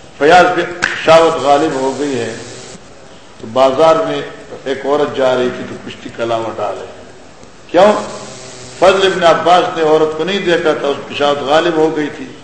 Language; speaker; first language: Urdu; non-native, local second language; Northern Hindko